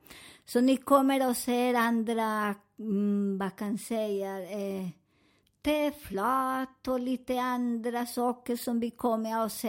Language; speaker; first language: Swedish; non-native, learner; Spanish